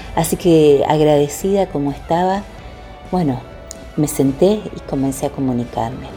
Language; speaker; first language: Spanish; native; Spanish